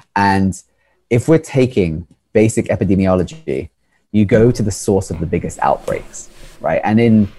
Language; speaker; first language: English; native; English